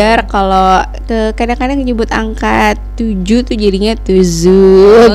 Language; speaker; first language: Indonesian; native; Indonesian